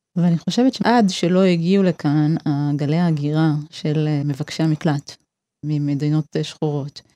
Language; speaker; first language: Hebrew; early bilingual, other home language; Amharic